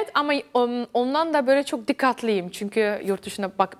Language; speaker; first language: Turkish; early bilingual, heritage; Dutch